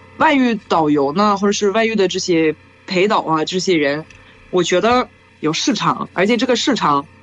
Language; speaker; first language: Chinese; non-native, fluent; French